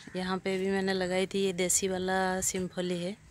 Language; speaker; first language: Hindi; non-native, local second language; Odia